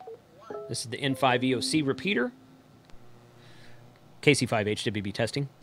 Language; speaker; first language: English; native; English